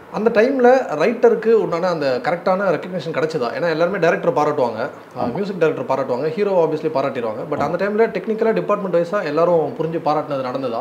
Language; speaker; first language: Tamil; native; Tamil